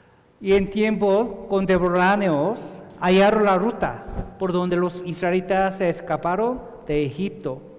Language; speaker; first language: Spanish; non-native, fluent; Korean